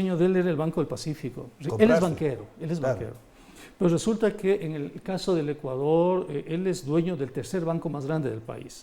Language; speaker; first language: Spanish; native; Spanish